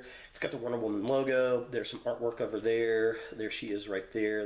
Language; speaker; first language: English; native; English